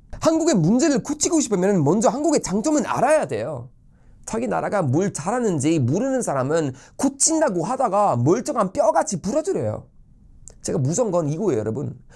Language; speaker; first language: Korean; non-native, fluent; Swedish